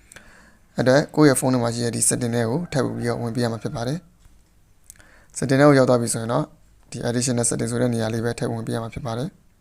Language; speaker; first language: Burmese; native; Burmese